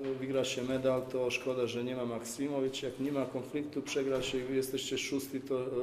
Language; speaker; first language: Polish; non-native, fluent; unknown